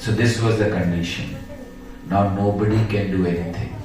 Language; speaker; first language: English; non-native, local second language; Hindi